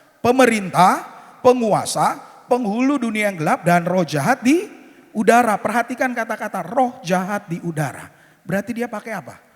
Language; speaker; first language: Indonesian; native; Indonesian